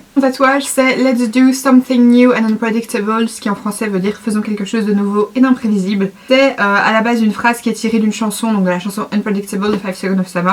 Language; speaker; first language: French; native; French